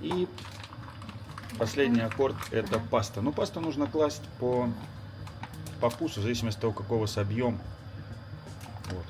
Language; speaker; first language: Russian; native; Russian